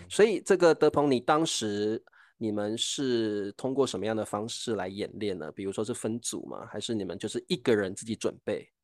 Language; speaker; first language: Chinese; native; Chinese